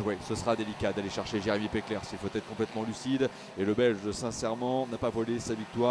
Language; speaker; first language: French; native; French